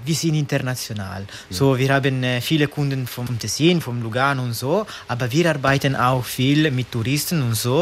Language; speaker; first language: German; non-native, learner; Italian